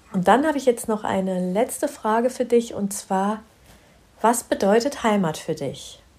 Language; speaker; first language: German; early bilingual, other home language; Turkish